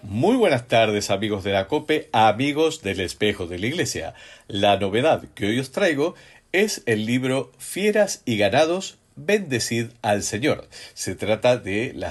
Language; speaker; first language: Spanish; native; Spanish